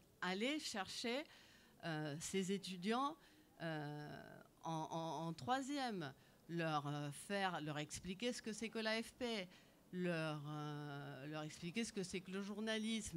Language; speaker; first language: French; native; French